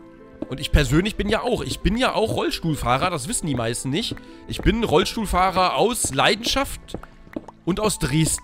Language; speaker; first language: German; native; German